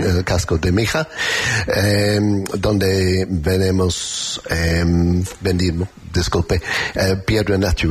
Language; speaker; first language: Spanish; non-native, learner; English